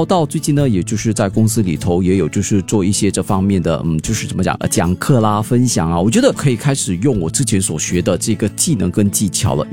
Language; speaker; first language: Chinese; native; Chinese